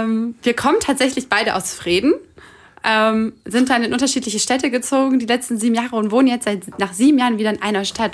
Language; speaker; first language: German; native; German